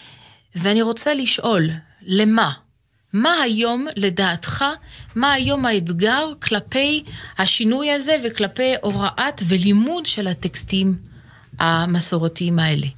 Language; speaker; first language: Hebrew; non-native, fluent; French